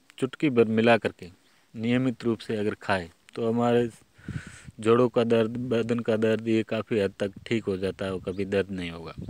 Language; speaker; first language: Hindi; native; Hindi